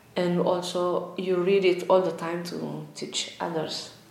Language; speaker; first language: English; non-native, learner; Tigrinya